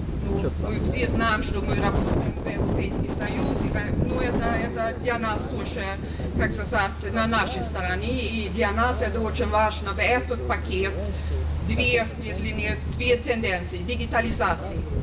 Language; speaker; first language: Russian; non-native, learner; Swedish